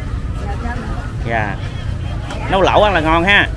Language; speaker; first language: Vietnamese; native; Vietnamese